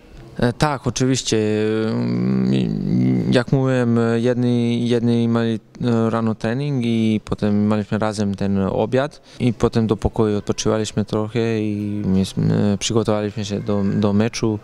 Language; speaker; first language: Polish; non-native, learner; Serbian